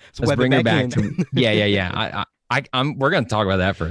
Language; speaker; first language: English; native; English